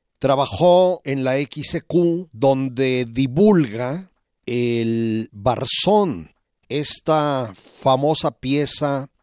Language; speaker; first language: Spanish; native; Spanish